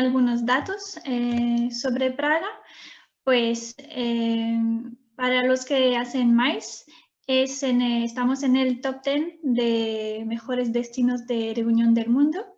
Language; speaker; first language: Spanish; non-native, fluent; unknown